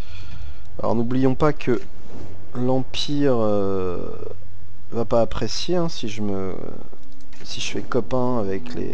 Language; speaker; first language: French; native; French